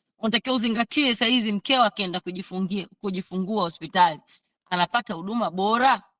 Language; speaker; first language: Swahili; native; Swahili